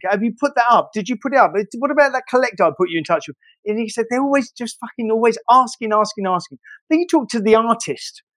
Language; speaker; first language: English; native; English